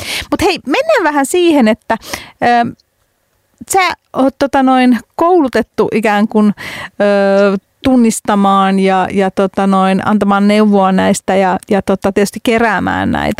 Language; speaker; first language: Finnish; native; Finnish